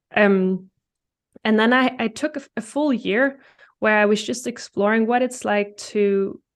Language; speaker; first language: English; non-native, fluent; Danish